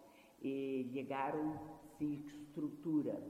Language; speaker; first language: Spanish; non-native, fluent; Portuguese